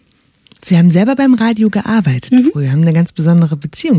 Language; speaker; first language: German; native; German